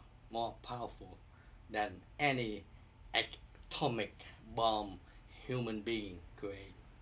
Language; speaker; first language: English; non-native, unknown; Vietnamese